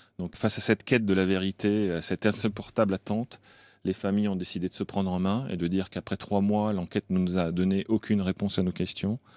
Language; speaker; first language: French; native; French